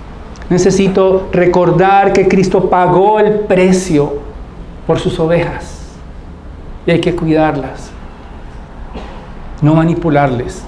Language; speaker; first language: Spanish; native; Spanish